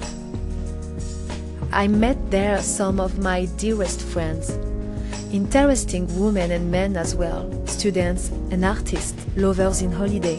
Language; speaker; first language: English; non-native, fluent; French